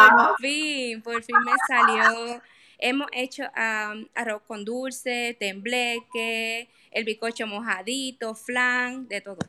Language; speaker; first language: Spanish; native; Spanish